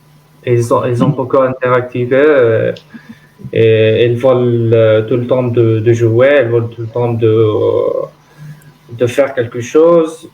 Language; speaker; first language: French; non-native, learner; Arabic